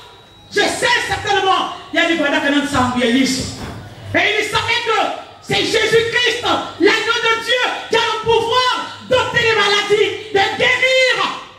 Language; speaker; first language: French; non-native, local second language; Lingala